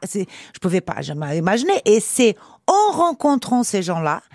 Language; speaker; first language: French; non-native, fluent; Portuguese